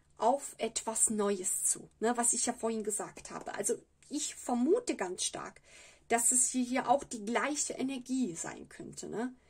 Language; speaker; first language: German; non-native, fluent; Italian